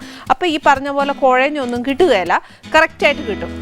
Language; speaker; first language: Malayalam; native; Malayalam